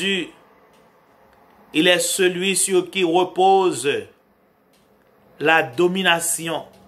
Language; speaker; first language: French; non-native, local second language; Haitian Creole